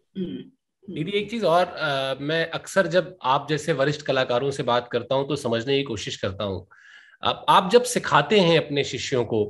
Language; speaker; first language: Hindi; native; Hindi